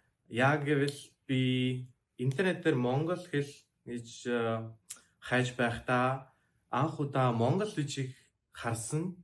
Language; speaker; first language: Mongolian; non-native, learner; Czech